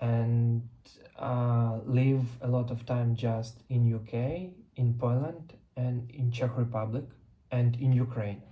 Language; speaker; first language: English; non-native, learner; Russian